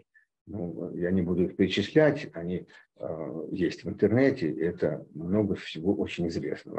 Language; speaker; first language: Russian; native; Russian